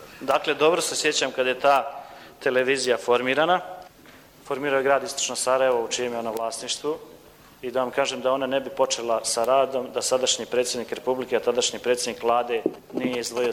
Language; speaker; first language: Croatian; native; Croatian